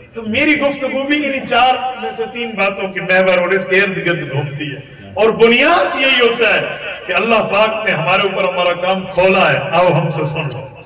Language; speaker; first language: Urdu; non-native, local second language; Saraiki